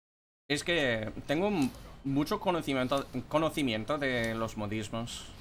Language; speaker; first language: Spanish; non-native, fluent; English